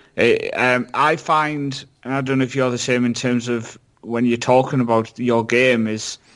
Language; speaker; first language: English; native; English